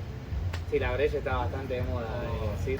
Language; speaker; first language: Spanish; native; Spanish